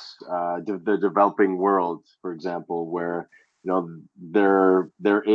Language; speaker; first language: English; native; English